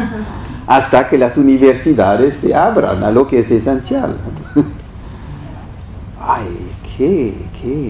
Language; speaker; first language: Spanish; non-native, fluent; French